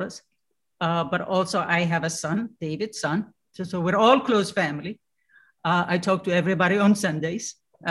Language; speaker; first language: English; non-native, fluent; Somali